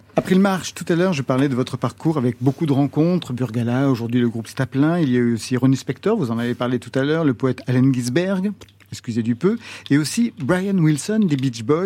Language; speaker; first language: French; native; French